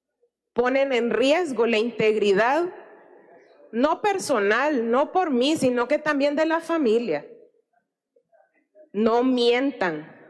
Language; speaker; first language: Spanish; native; Spanish